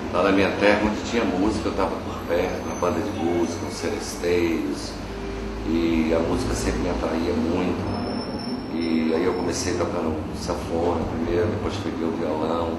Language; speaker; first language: Portuguese; native; Portuguese